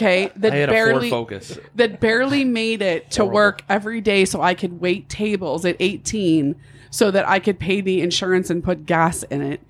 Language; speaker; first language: English; native; English